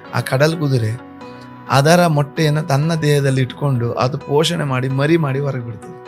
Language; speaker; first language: Kannada; native; Kannada